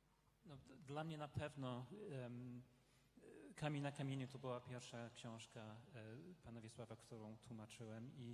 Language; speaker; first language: Polish; non-native, fluent; English